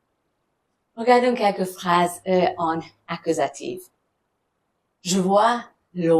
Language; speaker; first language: French; non-native, fluent; German